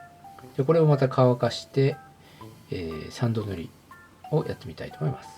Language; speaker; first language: Japanese; native; Japanese